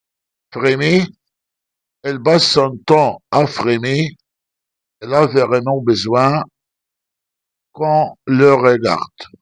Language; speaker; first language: French; non-native, fluent; Arabic